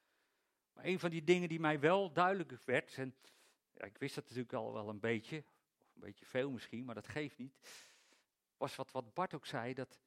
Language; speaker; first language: Dutch; native; Dutch